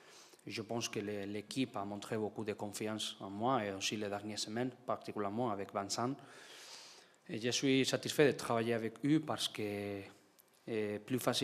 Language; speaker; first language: French; non-native, learner; Spanish